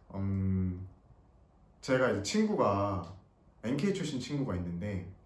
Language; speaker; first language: Korean; native; Korean